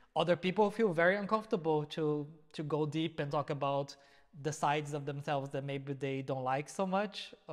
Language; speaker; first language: English; non-native, fluent; Portuguese